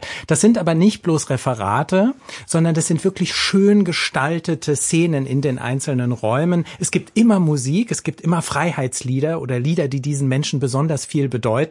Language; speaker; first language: German; native; German